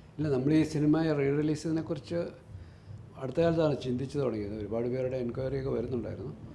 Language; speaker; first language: Malayalam; native; Malayalam